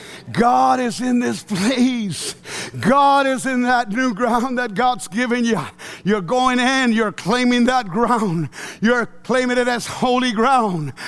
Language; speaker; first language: English; early bilingual, other home language; Spanish